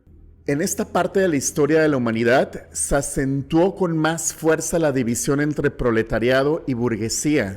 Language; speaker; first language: Spanish; native; Spanish